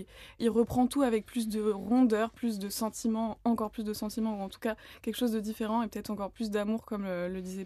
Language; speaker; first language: French; native; French